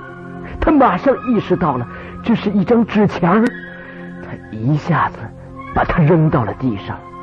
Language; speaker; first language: Chinese; native; Chinese